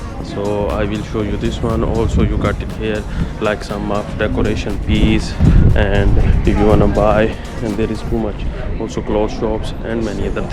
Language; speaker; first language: English; non-native, learner; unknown